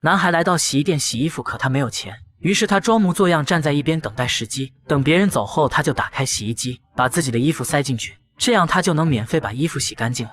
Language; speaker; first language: Chinese; native; Chinese